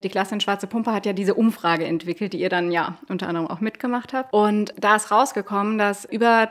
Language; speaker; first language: German; native; German